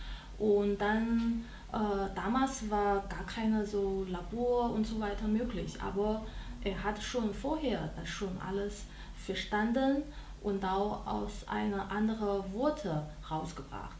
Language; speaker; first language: German; non-native, learner; Chinese